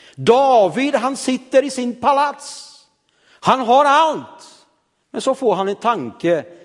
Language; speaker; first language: Swedish; early bilingual, heritage; Swedish